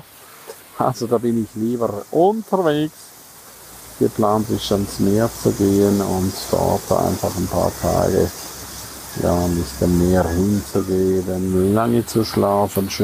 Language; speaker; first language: German; native; German